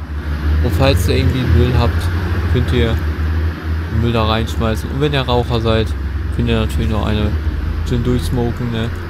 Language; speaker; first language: German; native; German